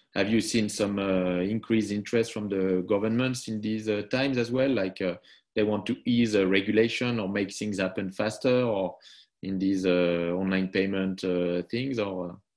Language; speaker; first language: English; non-native, fluent; French